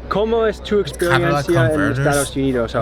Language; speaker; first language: Spanish; non-native, learner; English